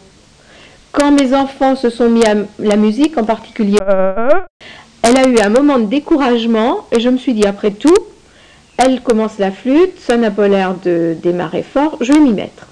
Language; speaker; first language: French; native; French